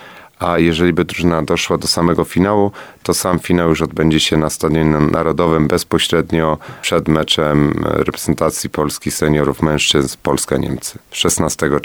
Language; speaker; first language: Polish; native; Polish